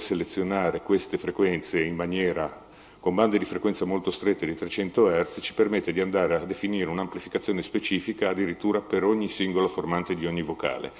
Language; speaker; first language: Italian; native; Italian